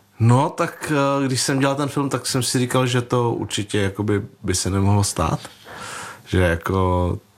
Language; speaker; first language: Czech; early bilingual, other home language; Vietnamese